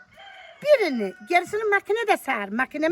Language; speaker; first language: Turkish; native; Turkish